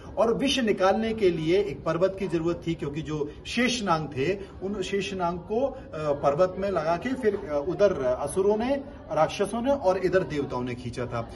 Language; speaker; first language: Hindi; native; Hindi